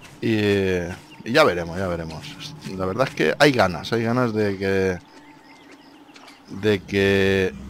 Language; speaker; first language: Spanish; native; Spanish